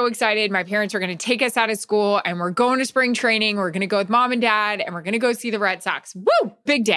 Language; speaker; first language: English; native; English